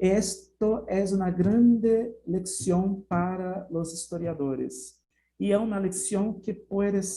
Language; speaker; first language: Spanish; non-native, fluent; Portuguese